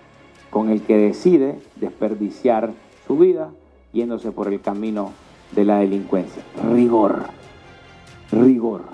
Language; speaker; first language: Spanish; native; Spanish